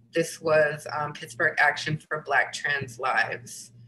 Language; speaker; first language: English; native; English